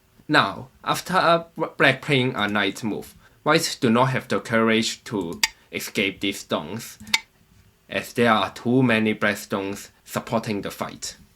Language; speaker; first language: English; non-native, fluent; Chinese